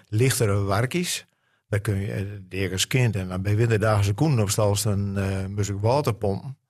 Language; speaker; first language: Dutch; non-native, local second language; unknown